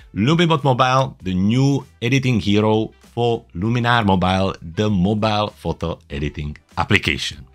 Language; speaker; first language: English; non-native, fluent; Czech